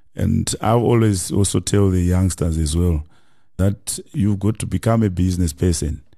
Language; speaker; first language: English; non-native, local second language; Shona